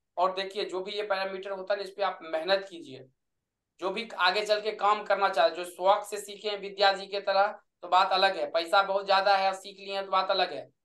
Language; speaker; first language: Hindi; native; Hindi